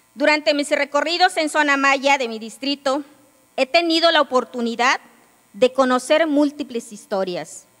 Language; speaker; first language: Spanish; non-native, local second language; Yucateco